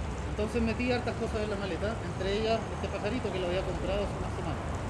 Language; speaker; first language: Spanish; native; Spanish